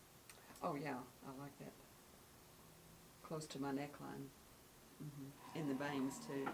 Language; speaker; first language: English; native; English